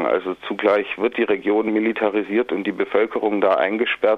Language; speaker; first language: German; native; German